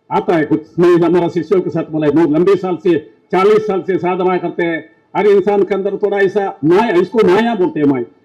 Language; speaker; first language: Hindi; non-native, local second language; Kannada